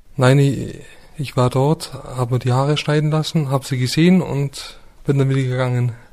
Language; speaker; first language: German; native; German